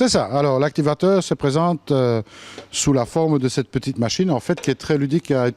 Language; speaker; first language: French; native; French